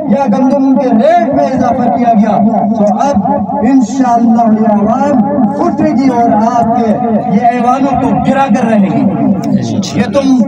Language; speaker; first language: Urdu; non-native, local second language; Shina